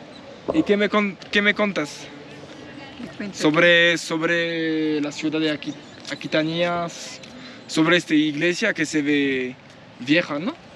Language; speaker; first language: Spanish; non-native, learner; French